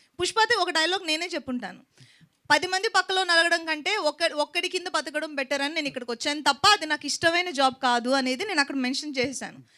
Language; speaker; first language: Telugu; native; Telugu